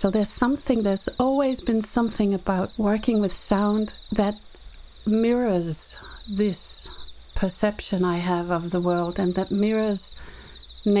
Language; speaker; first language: English; native; English